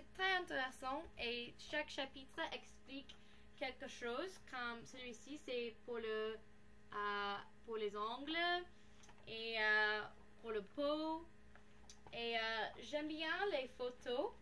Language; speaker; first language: French; non-native, learner; English